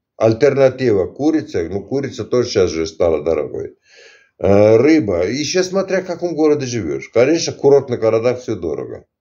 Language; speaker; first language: Russian; non-native, local second language; Turkmen